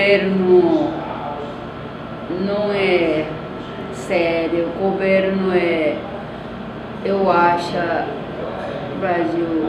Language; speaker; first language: Portuguese; non-native, learner; Korean